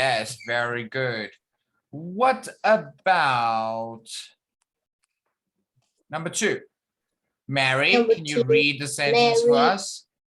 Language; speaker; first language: English; non-native, fluent; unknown